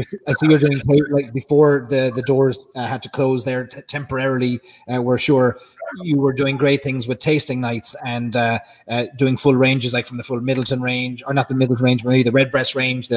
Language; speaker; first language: English; native; English